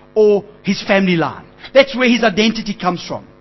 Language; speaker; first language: English; native; English